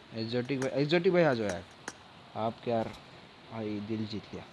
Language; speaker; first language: Hindi; non-native, local second language; Marathi